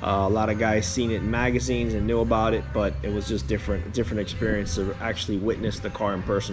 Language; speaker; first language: English; native; English